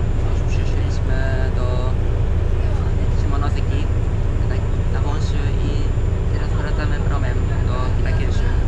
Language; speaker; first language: Polish; non-native, fluent; Japanese